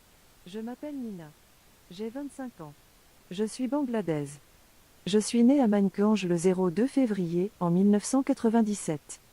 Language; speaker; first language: French; non-native, learner; Bangla